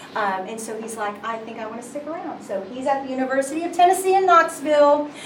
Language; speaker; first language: English; native; English